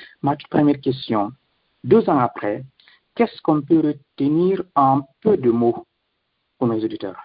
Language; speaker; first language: French; non-native, local second language; Fula